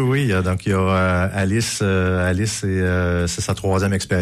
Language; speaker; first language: French; native; French